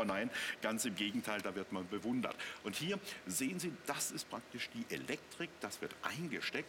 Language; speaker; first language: German; native; German